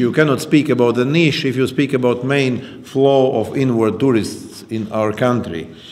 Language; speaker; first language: English; non-native, fluent; Latvian